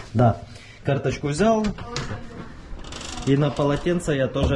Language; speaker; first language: Russian; native; Russian